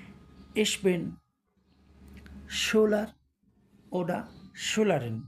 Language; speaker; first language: German; non-native, learner; Bangla